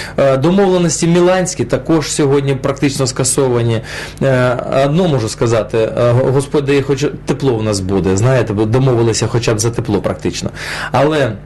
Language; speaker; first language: Ukrainian; non-native, local second language; Russian